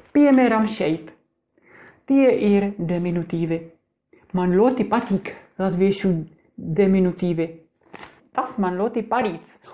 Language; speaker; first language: Latvian; non-native, learner; Czech